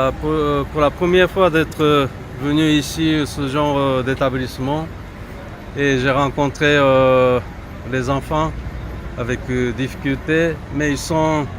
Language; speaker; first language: French; non-native, fluent; Japanese